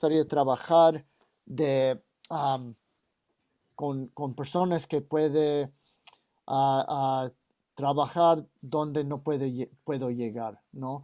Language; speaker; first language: Spanish; non-native, fluent; English